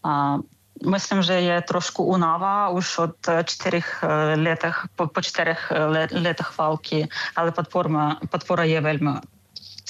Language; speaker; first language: Czech; non-native, fluent; Ukrainian